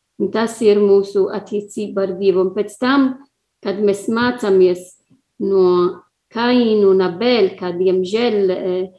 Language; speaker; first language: Latvian; non-native, learner; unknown